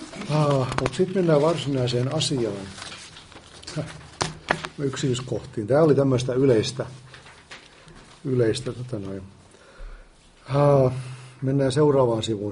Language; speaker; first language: Finnish; native; Finnish